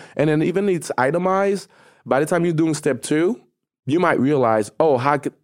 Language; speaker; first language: English; non-native, fluent; Haitian Creole